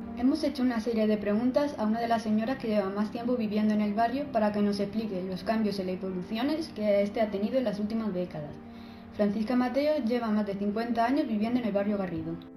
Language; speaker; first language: Spanish; native; Spanish